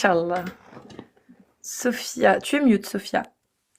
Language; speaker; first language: French; native; French